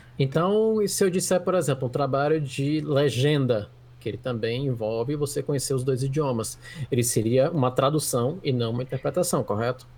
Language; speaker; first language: Portuguese; native; Portuguese